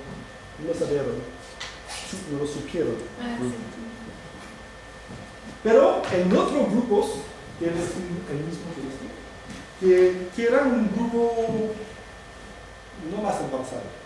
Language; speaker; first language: Spanish; non-native, fluent; French